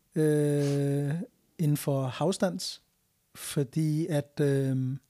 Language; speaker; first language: Danish; early bilingual, other home language; Thai